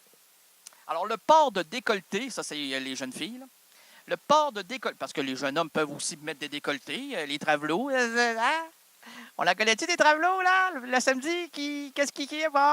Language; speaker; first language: French; native; French